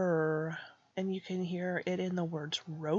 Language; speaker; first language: English; native; English